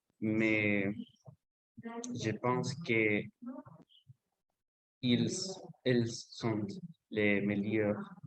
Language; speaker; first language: French; non-native, learner; Spanish